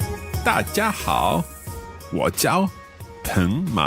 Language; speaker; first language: Chinese; non-native, learner; English